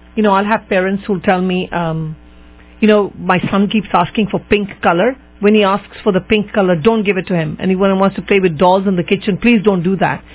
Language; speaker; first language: English; native; English